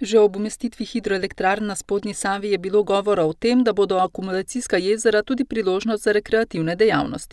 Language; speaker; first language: Slovenian; native; Slovenian